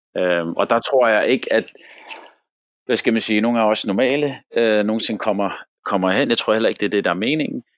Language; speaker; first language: Danish; early bilingual, other home language; Arabic